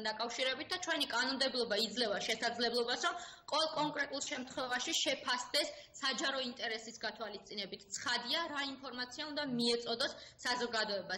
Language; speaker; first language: Georgian; native; Georgian